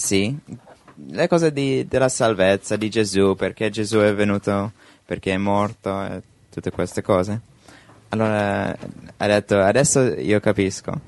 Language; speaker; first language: Italian; non-native, learner; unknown